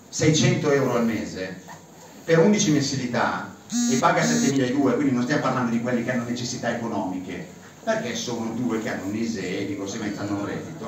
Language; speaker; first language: Italian; native; Italian